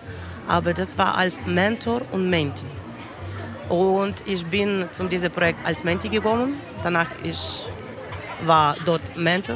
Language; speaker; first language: German; non-native, learner; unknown